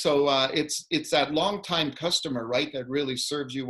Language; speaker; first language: English; native; English